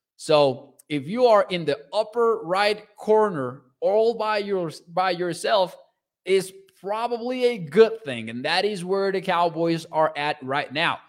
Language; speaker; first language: English; non-native, fluent; Spanish